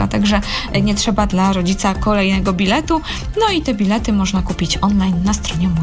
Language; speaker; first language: Polish; native; Polish